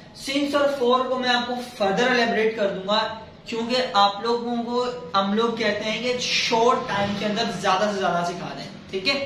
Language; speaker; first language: Hindi; native; Hindi